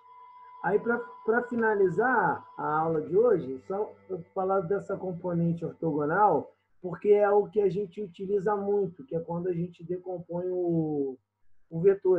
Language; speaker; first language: Portuguese; native; Portuguese